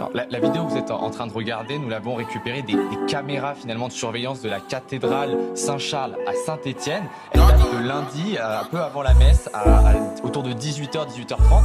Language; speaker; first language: French; native; French